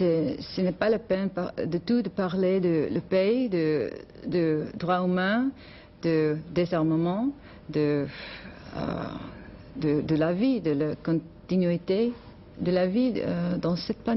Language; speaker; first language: French; non-native, learner; English